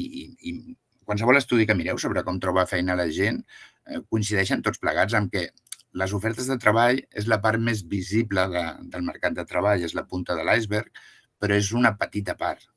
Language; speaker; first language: Catalan; native; Catalan